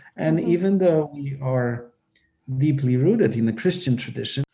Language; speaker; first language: English; non-native, fluent; Polish